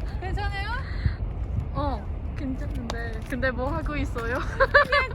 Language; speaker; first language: Korean; non-native, learner; Persian